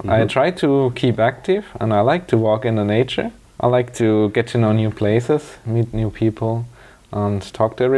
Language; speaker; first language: English; non-native, fluent; German